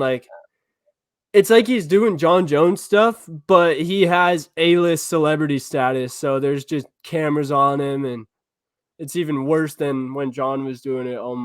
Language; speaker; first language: English; native; English